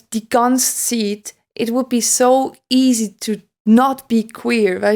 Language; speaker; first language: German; native; German